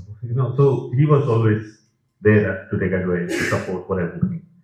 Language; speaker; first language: English; non-native, local second language; Malayalam